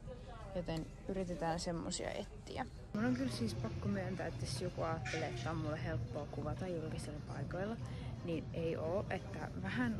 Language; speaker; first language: Finnish; native; Finnish